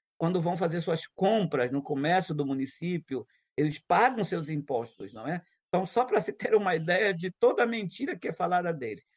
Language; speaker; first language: Portuguese; non-native, local second language; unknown